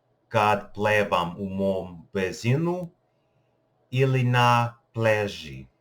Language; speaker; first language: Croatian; non-native, learner; English